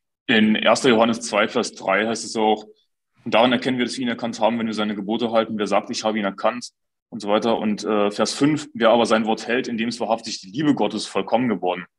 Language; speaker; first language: German; native; German